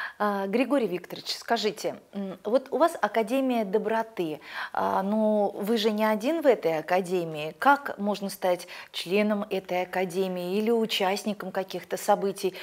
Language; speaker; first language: Russian; native; Russian